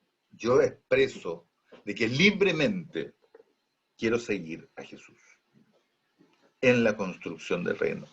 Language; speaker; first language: Spanish; native; Spanish